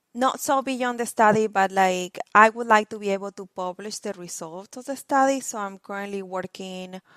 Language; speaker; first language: English; non-native, fluent; Spanish